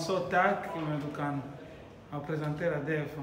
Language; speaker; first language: Swedish; non-native, learner; Lingala